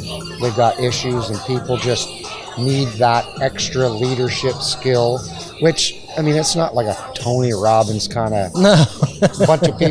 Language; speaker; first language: English; native; English